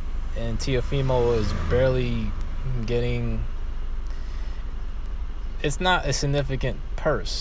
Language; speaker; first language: English; native; English